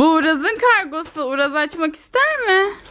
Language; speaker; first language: Turkish; native; Turkish